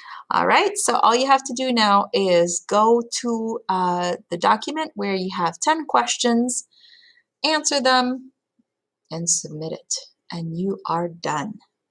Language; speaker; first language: English; native; English